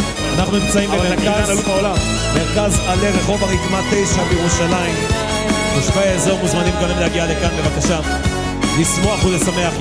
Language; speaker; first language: Hebrew; native; Hebrew